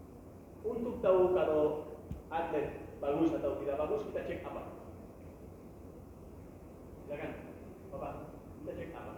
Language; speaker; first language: Indonesian; non-native, learner; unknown